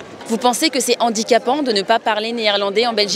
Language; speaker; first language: French; native; French